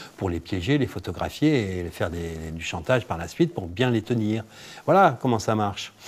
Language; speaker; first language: French; native; French